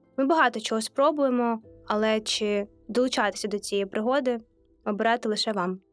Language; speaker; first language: Ukrainian; native; Ukrainian